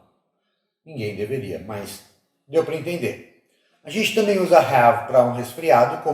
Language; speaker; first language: Portuguese; non-native, fluent; English